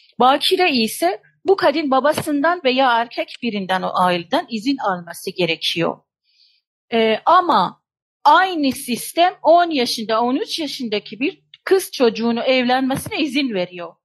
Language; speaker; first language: Turkish; non-native, fluent; Persian